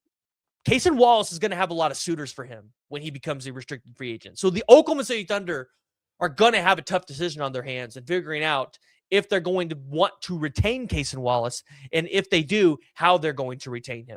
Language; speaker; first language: English; native; English